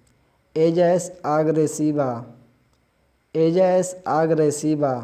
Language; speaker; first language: Spanish; non-native, fluent; Urdu